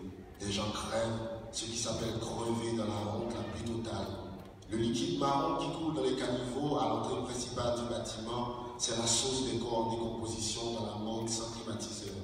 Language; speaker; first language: French; non-native, local second language; Haitian Creole